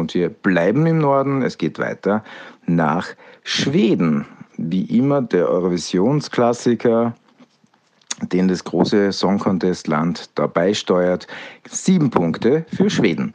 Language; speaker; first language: German; native; German